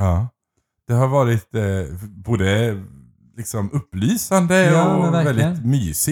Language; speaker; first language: Swedish; native; Swedish